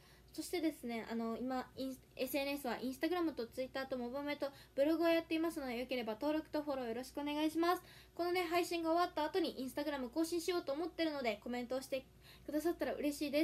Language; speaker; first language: Japanese; native; Japanese